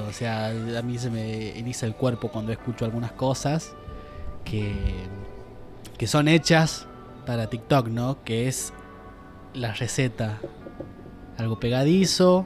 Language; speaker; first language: Spanish; native; Spanish